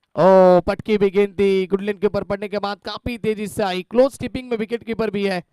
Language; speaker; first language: Hindi; non-native, local second language; Marathi